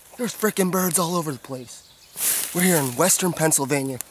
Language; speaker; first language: English; native; English